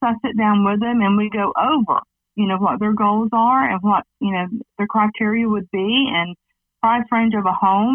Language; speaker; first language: English; native; English